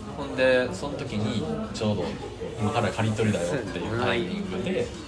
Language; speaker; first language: Japanese; native; Japanese